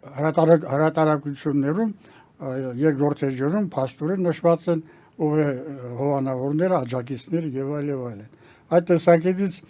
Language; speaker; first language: Armenian; native; Armenian